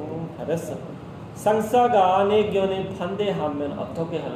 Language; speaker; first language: Korean; non-native, learner; Urdu